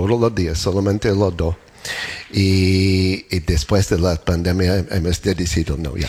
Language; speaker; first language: Spanish; non-native, learner; English